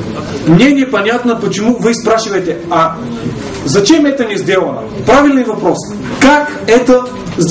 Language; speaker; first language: Russian; non-native, fluent; Bulgarian